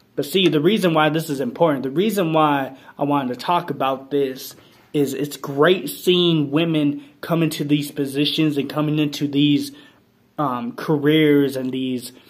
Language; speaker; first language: English; native; English